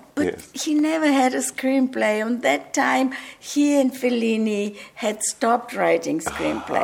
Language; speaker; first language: English; early bilingual, other home language; Bulgarian